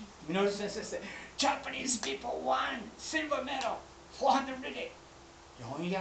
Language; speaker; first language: English; non-native, fluent; Japanese